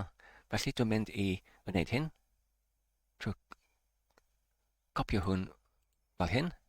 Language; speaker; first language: Welsh; non-native, learner; Polish